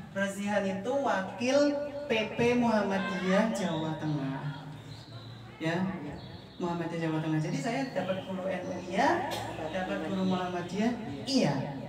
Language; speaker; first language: Indonesian; non-native, fluent; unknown